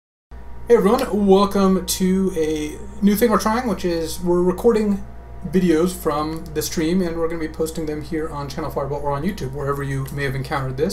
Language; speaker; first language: English; native; English